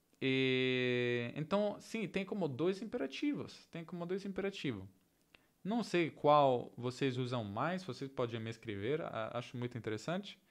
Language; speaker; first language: Portuguese; non-native, learner; Italian